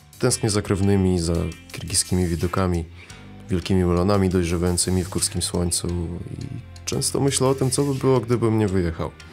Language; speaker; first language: Polish; early bilingual, other home language; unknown